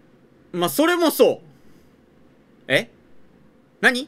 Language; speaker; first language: Japanese; native; Japanese